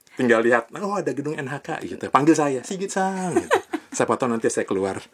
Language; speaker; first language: Indonesian; native; Indonesian